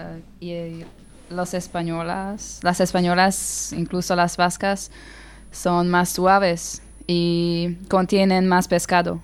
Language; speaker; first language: Spanish; non-native, learner; Hungarian